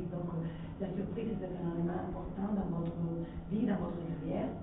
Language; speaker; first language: French; non-native, fluent; Italian